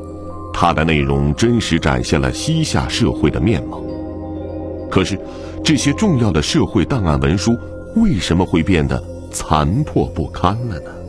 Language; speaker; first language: Chinese; native; Chinese